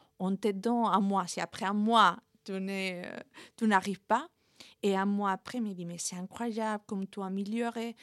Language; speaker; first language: French; non-native, fluent; Spanish